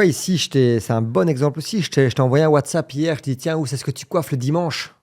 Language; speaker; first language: French; native; French